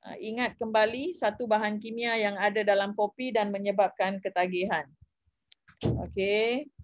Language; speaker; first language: Malay; non-native, local second language; Tamil